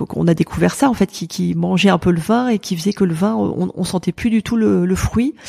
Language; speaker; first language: French; native; French